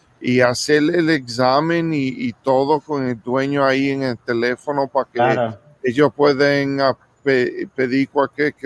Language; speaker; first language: Spanish; early bilingual, heritage; English